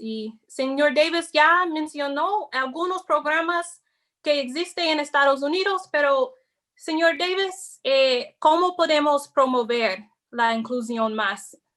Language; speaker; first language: Spanish; non-native, fluent; English